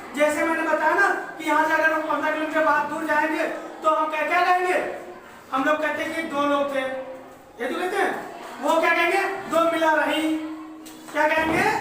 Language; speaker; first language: Hindi; native; Hindi